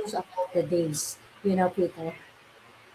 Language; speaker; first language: English; non-native, local second language; Filipino